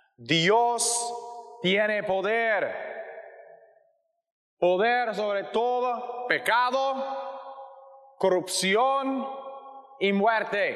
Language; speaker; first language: Spanish; non-native, learner; English